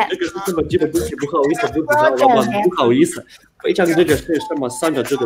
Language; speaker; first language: Chinese; non-native, learner; Russian